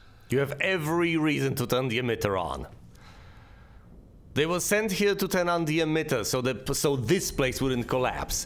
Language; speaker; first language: English; native; English